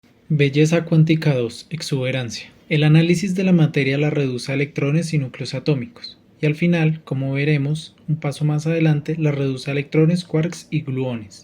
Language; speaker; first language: Spanish; native; Spanish